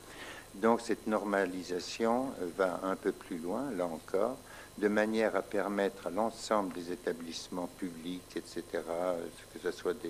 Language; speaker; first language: French; native; French